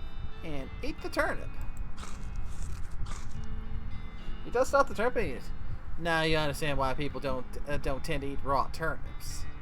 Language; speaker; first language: English; native; English